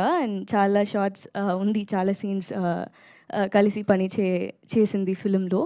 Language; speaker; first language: Telugu; non-native, learner; Tamil